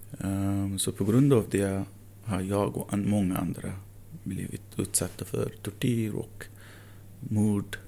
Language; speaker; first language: Swedish; non-native, fluent; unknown